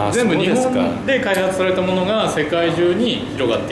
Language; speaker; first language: Japanese; native; Japanese